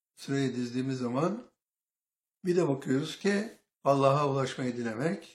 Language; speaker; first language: Turkish; native; Turkish